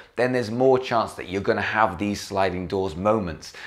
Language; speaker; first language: English; native; English